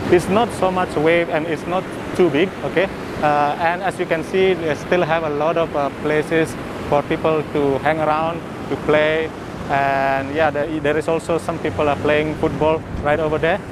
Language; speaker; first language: English; non-native, fluent; Indonesian